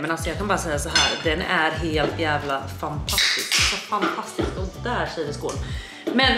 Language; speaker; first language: Swedish; native; Swedish